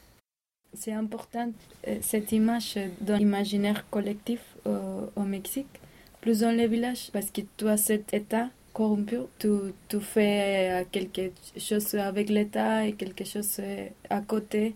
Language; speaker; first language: French; non-native, learner; Spanish